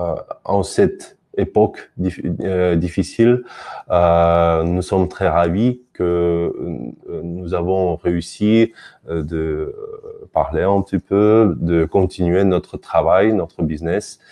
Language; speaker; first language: French; non-native, fluent; Russian